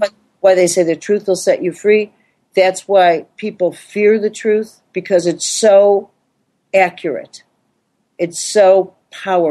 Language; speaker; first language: English; native; English